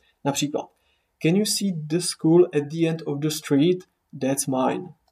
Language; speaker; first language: English; non-native, fluent; Czech